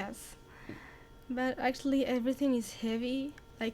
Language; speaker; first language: English; non-native, learner; Arabic